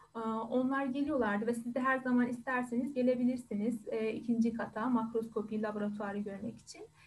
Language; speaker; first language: Turkish; non-native, fluent; Persian